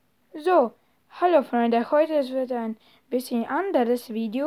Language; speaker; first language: German; non-native, learner; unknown